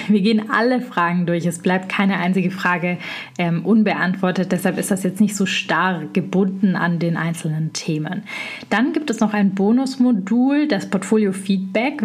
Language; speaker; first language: German; native; German